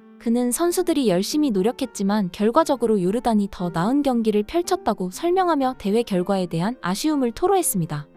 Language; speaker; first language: Korean; native; Korean